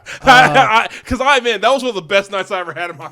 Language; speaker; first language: English; native; English